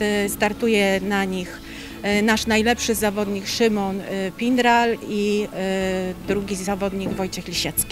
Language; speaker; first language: Polish; native; Polish